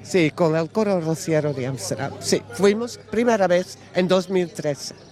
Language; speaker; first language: Spanish; non-native, learner; Dutch